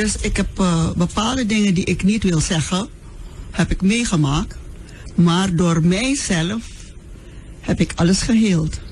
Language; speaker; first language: Dutch; non-native, local second language; Sranan Tongo